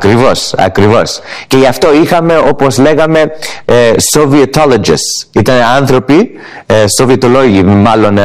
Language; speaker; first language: Greek; early bilingual, heritage; English